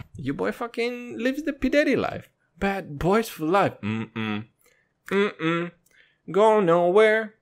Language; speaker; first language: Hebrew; early bilingual, other home language; Russian